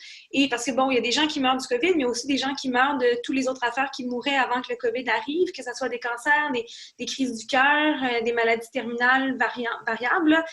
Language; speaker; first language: French; native; French